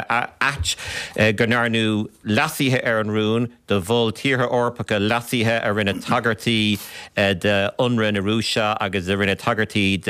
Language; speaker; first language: Irish; native; Irish